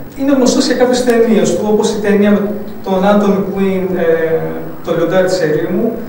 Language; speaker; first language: Greek; early bilingual, other home language; Arabic